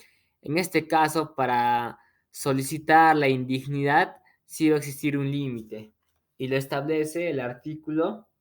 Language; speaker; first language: Spanish; native; Spanish